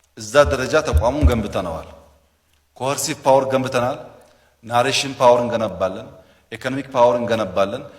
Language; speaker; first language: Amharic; non-native, local second language; Oromo